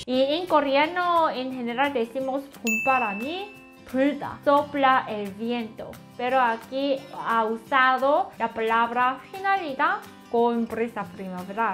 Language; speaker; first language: Spanish; non-native, learner; Korean